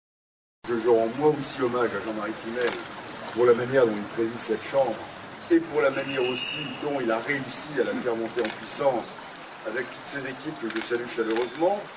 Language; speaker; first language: French; native; French